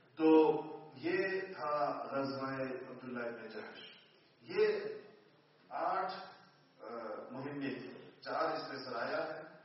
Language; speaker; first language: Urdu; non-native, local second language; Pashto